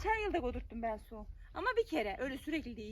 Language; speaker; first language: Turkish; native; Turkish